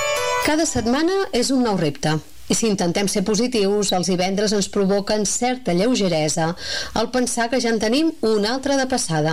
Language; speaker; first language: Catalan; native; Catalan